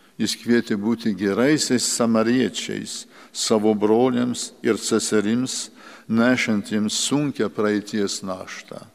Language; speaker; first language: Lithuanian; early bilingual, heritage; Lithuanian